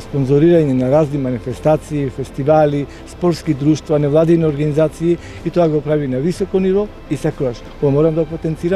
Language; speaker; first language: Macedonian; native; Macedonian